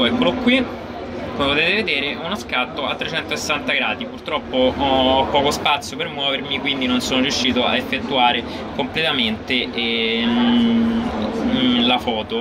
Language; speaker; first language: Italian; native; Italian